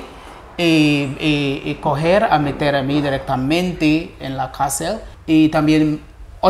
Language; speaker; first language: Spanish; non-native, learner; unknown